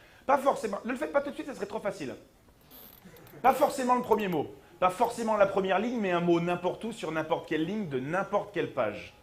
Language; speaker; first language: French; native; French